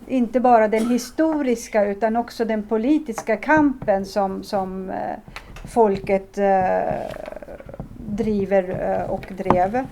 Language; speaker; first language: Swedish; early bilingual, other home language; Assyrian Neo-Aramaic